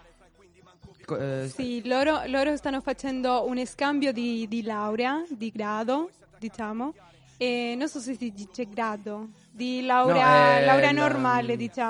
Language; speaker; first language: Italian; non-native, fluent; Spanish